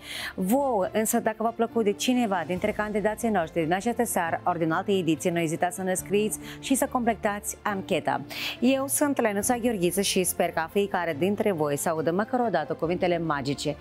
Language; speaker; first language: Romanian; native; Romanian